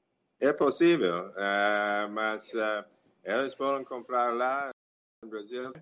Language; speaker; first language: Portuguese; non-native, learner; English